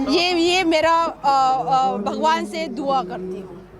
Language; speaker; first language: Hindi; non-native, local second language; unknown